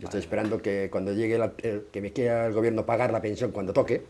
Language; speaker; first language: Spanish; native; Spanish